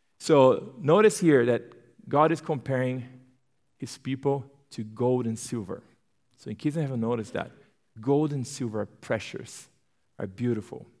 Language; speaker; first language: English; non-native, fluent; Portuguese